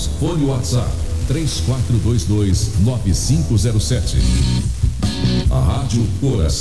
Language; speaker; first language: Portuguese; native; Portuguese